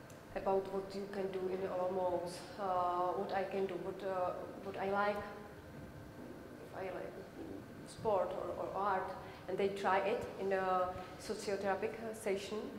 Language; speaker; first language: English; non-native, learner; Czech